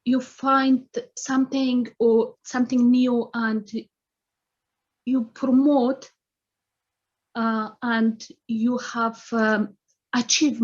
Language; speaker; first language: English; non-native, learner; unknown